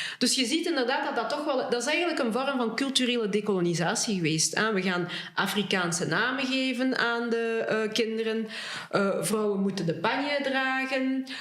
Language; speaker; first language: Dutch; early bilingual, other home language; Lingala